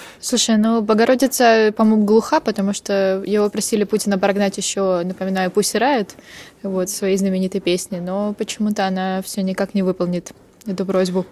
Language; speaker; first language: Russian; native; Russian